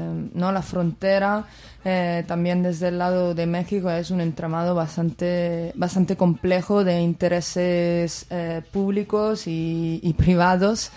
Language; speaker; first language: Spanish; native; Spanish